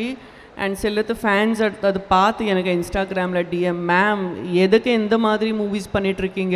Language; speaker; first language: Tamil; non-native, local second language; Gujarati